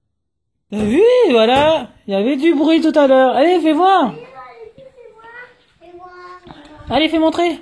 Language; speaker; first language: French; native; French